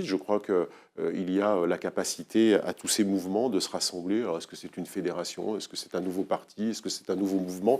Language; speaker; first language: French; native; French